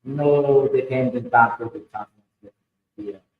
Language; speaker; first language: Spanish; non-native, fluent; English